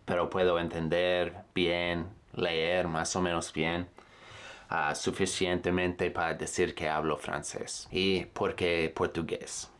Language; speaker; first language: Spanish; non-native, fluent; English